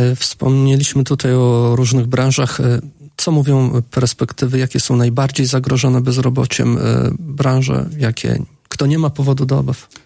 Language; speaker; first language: Polish; native; Polish